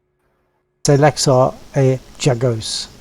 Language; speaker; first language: French; non-native, learner; English